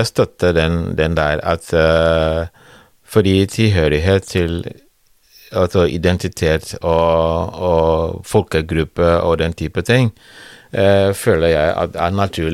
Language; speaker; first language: Norwegian; non-native, fluent; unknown